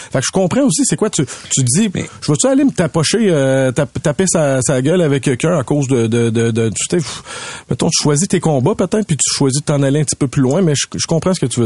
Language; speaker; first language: French; native; French